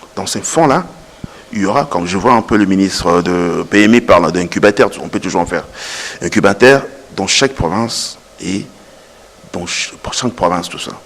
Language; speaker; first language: French; non-native, local second language; Lingala